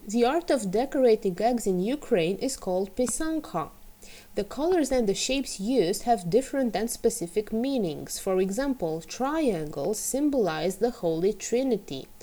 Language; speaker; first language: English; non-native, fluent; Romanian